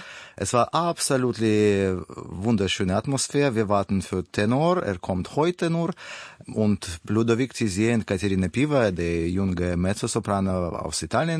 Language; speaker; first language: German; non-native, learner; Russian